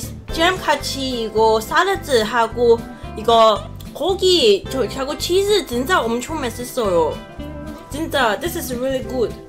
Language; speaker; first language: Korean; non-native, learner; Cantonese